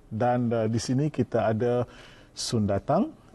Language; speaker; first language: Malay; native; Malay